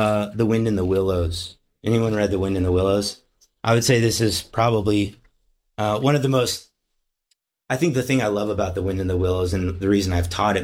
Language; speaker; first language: English; native; English